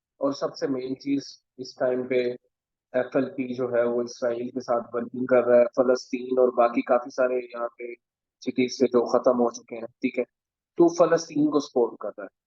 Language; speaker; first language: Urdu; non-native, local second language; Punjabi